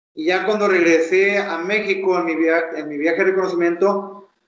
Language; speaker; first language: Spanish; native; Spanish